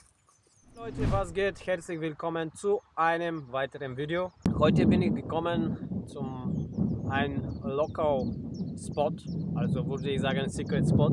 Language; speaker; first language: German; non-native, fluent; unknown